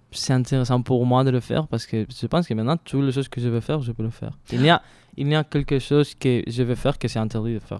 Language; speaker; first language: French; non-native, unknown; Spanish